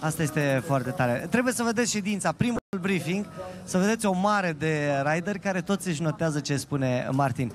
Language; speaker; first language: Romanian; native; Romanian